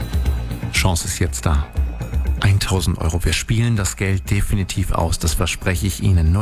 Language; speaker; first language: German; native; German